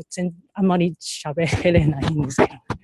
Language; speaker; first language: Japanese; non-native, learner; Chinese